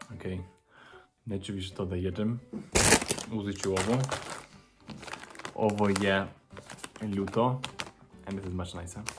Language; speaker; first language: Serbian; non-native, learner; English